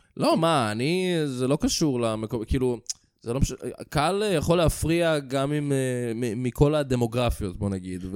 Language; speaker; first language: Hebrew; native; Hebrew